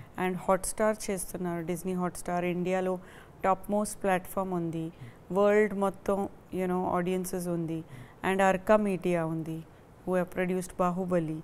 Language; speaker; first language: Telugu; non-native, fluent; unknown